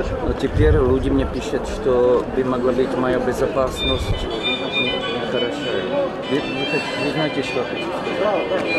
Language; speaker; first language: Russian; non-native, learner; Czech